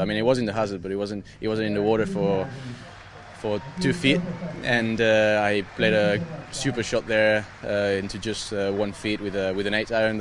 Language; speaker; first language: English; non-native, fluent; Spanish